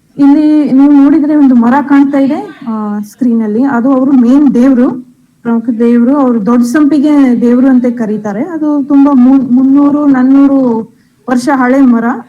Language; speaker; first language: Kannada; non-native, local second language; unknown